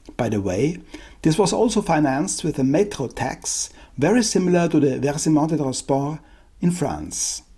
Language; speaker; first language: English; non-native, fluent; German